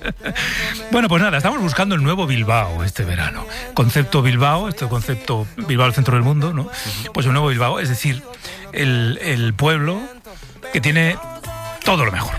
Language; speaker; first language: Spanish; native; Spanish